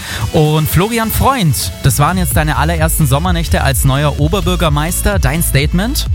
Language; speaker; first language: German; native; German